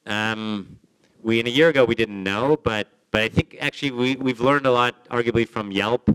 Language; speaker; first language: English; native; English